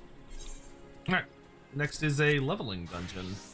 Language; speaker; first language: English; native; English